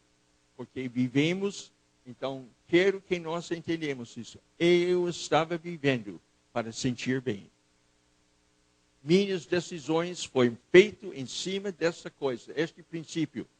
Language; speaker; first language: Portuguese; non-native, fluent; English